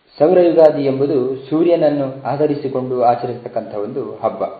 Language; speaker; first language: Kannada; non-native, local second language; Tulu